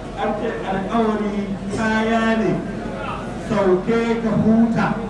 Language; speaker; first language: Hausa; native; Hausa